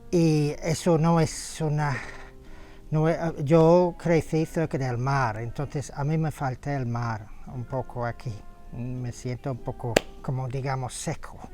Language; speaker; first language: Spanish; non-native, fluent; English